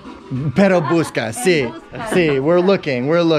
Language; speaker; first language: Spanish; non-native, learner; English